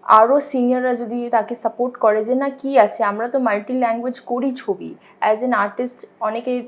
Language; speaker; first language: Bangla; non-native, local second language; Hindi